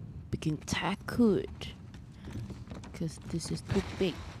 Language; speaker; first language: English; non-native, local second language; Chinese